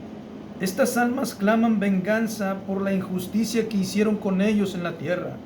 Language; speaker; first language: Spanish; native; Spanish